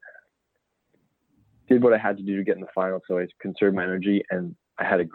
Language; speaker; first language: English; native; English